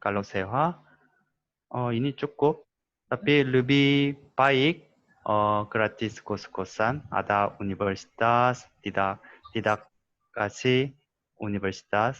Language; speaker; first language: Indonesian; non-native, learner; Korean